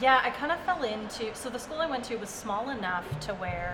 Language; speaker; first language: English; native; English